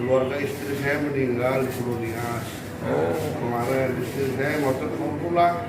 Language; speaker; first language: Indonesian; non-native, local second language; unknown